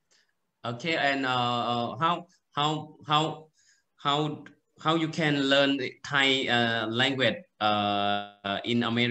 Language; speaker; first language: English; non-native, learner; Thai